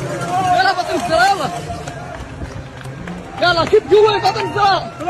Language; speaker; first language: Arabic; native; Arabic